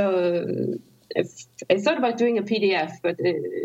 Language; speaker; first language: English; non-native, fluent; Norwegian